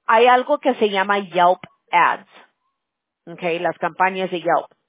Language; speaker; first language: Spanish; early bilingual, heritage; Spanish